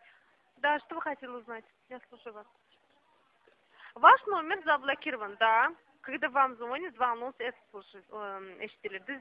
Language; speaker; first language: Russian; non-native, local second language; Azerbaijani